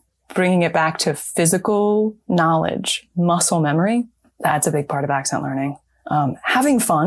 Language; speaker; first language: English; native; English